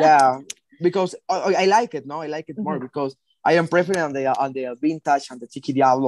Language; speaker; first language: English; non-native, learner; Spanish